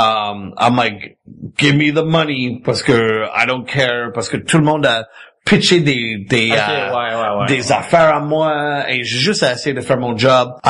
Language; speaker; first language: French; non-native, fluent; English